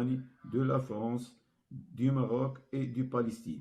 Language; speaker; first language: French; non-native, local second language; Arabic